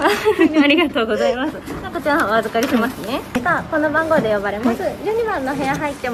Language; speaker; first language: Japanese; native; Japanese